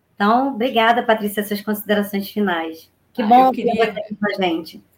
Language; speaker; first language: Portuguese; native; Portuguese